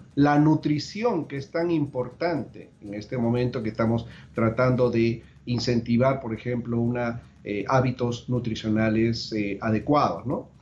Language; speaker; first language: Spanish; native; Spanish